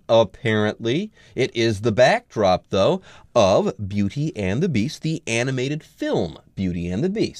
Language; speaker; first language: English; native; English